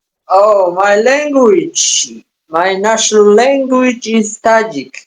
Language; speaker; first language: English; non-native, learner; Tajik